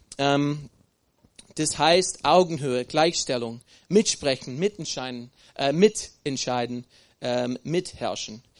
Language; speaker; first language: German; non-native, fluent; English